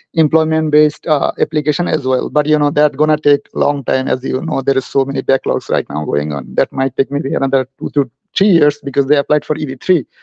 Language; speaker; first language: English; non-native, local second language; Bangla